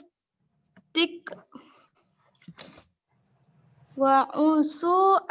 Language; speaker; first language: Arabic; non-native, learner; Indonesian